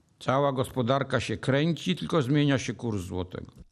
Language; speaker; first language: Polish; native; Polish